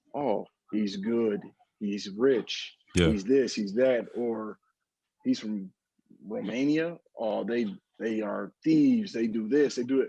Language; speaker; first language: English; native; English